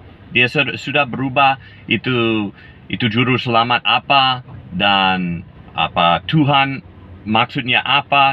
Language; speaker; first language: Indonesian; non-native, fluent; English